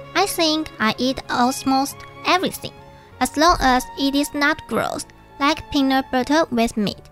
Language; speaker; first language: English; non-native, learner; Chinese